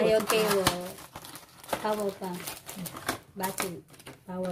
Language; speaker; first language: Chinese; non-native, learner; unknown